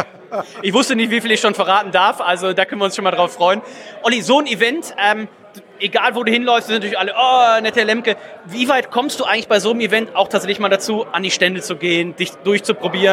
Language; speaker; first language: German; native; German